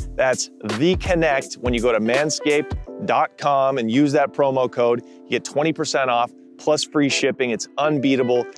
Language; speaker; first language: English; native; English